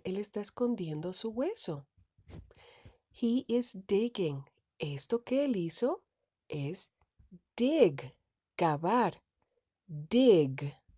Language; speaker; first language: Spanish; native; Spanish